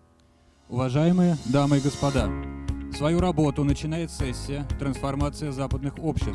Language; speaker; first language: Russian; native; Russian